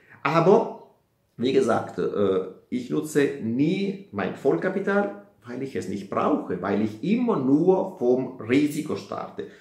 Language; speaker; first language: German; non-native, fluent; Italian